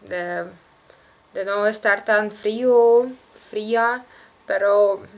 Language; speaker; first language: Spanish; non-native, learner; Russian